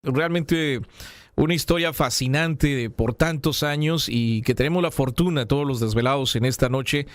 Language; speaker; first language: Spanish; native; Spanish